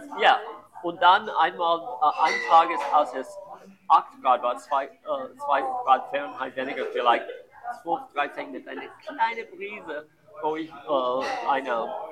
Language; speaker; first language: German; non-native, learner; English